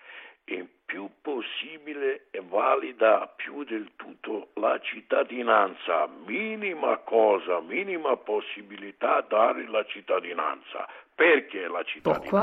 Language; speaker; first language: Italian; non-native, learner; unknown